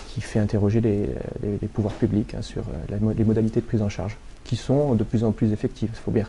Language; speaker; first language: French; native; French